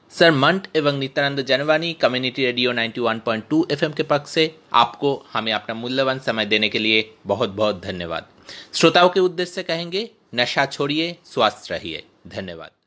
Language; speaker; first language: Hindi; non-native, local second language; Bangla